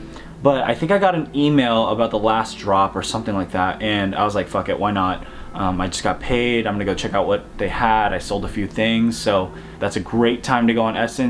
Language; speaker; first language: English; native; English